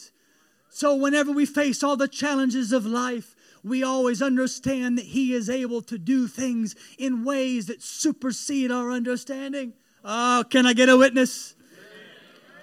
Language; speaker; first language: English; native; English